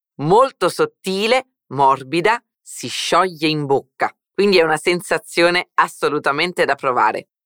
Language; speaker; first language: Italian; native; Italian